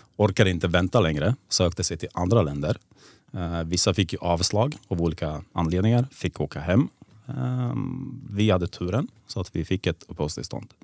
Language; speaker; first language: Swedish; early bilingual, other home language; Serbian